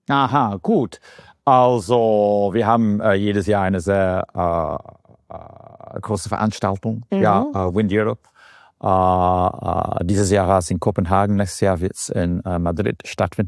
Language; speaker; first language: German; non-native, fluent; English